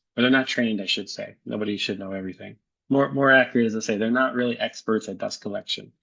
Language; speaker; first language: English; native; English